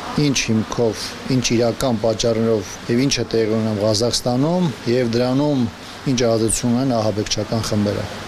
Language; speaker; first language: Armenian; native; Armenian